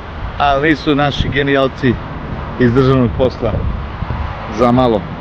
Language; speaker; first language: Serbian; native; Serbian